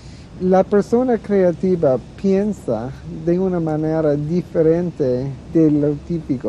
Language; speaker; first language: Spanish; non-native, fluent; English